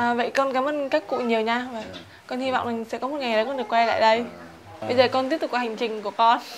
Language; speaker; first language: Vietnamese; native; Vietnamese